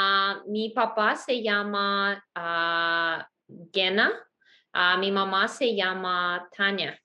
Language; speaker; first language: Spanish; non-native, learner; Russian